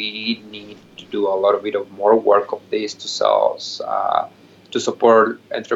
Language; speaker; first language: English; non-native, fluent; Spanish